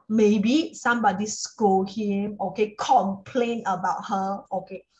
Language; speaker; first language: English; non-native, local second language; Chinese